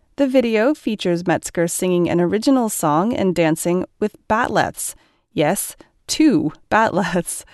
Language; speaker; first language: English; native; English